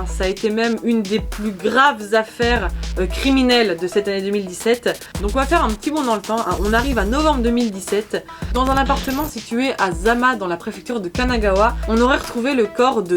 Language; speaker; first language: French; native; French